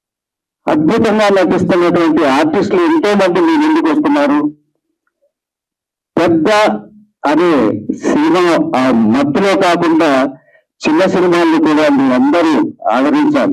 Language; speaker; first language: Telugu; native; Telugu